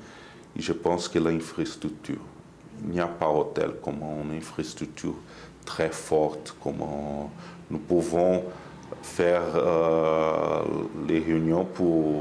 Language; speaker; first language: French; non-native, learner; Portuguese